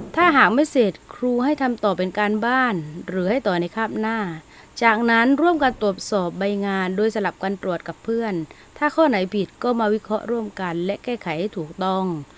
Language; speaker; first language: Thai; non-native, local second language; Malay